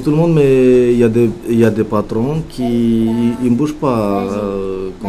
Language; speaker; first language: French; non-native, learner; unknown